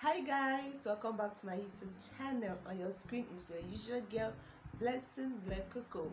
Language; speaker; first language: English; non-native, local second language; Igbo